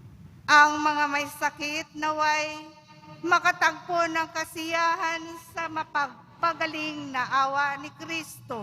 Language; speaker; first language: Filipino; native; Filipino